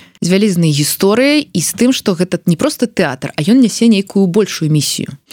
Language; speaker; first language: Belarusian; non-native, local second language; Russian